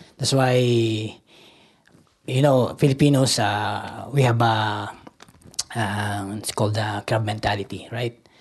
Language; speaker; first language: English; non-native, local second language; Filipino